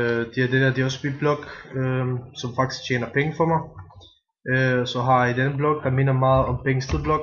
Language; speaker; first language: Danish; non-native, fluent; Bosnian